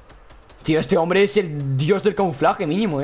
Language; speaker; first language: Spanish; native; Spanish